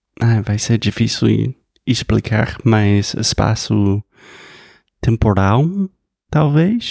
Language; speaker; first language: Portuguese; non-native, fluent; English